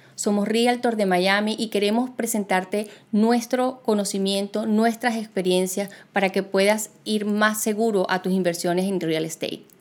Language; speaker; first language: Spanish; native; Spanish